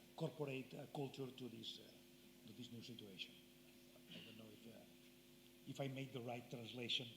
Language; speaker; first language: English; non-native, fluent; Catalan